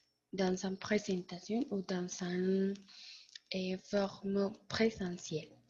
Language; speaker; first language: French; non-native, learner; Spanish